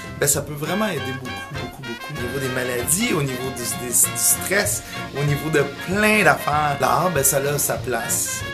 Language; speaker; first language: French; early bilingual, other home language; Italian